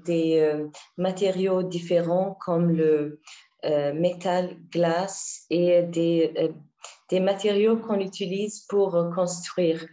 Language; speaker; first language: French; non-native, learner; Arabic